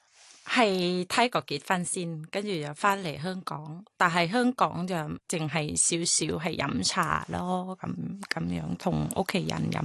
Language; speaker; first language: Cantonese; non-native, learner; Thai